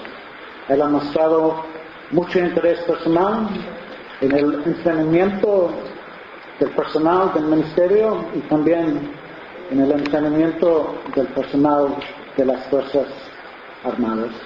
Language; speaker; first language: Spanish; non-native, fluent; English